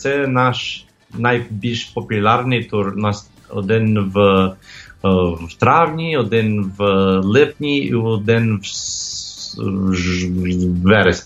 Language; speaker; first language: Ukrainian; early bilingual, heritage; English